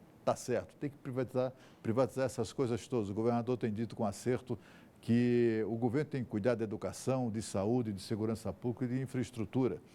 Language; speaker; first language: Portuguese; native; Portuguese